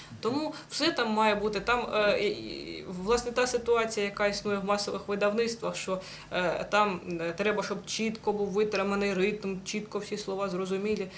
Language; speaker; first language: Ukrainian; native; Ukrainian